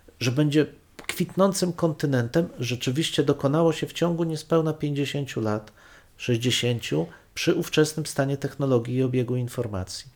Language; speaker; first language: Polish; native; Polish